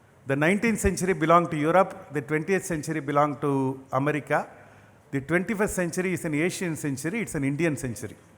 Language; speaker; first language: English; non-native, local second language; Tamil